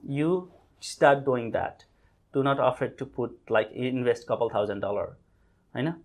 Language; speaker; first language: English; non-native, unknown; Nepali